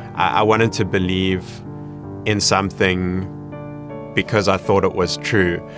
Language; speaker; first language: English; native; English